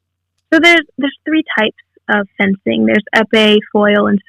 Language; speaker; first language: English; native; English